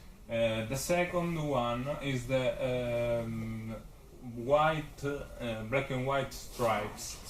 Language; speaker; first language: English; non-native, learner; Italian